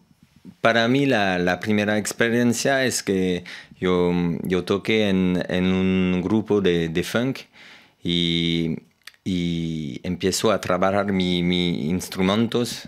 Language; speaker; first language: Spanish; non-native, learner; French